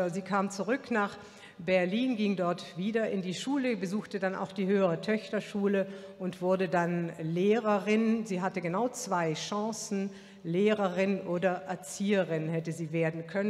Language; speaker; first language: German; native; German